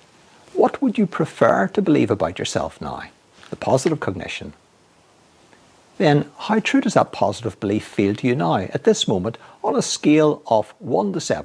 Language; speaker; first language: English; native; English